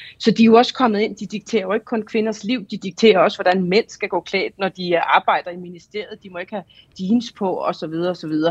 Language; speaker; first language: Danish; native; Danish